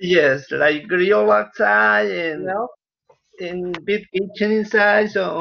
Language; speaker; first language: English; non-native, learner; Spanish